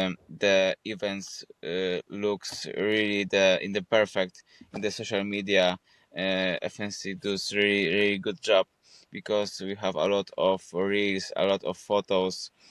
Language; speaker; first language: English; non-native, fluent; Polish